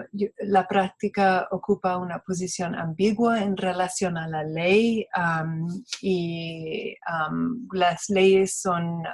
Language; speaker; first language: Spanish; non-native, fluent; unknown